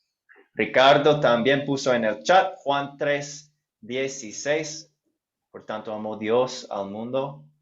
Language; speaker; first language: Spanish; non-native, fluent; English